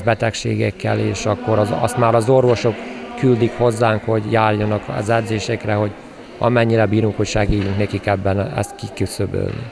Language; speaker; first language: Hungarian; native; Hungarian